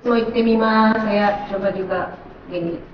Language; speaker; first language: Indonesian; non-native, fluent; Japanese